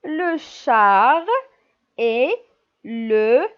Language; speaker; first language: French; non-native, local second language; Arabic